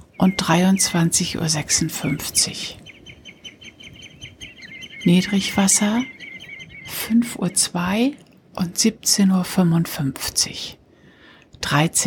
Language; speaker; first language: German; native; German